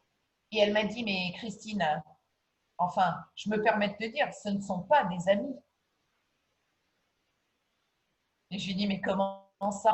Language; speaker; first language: French; native; French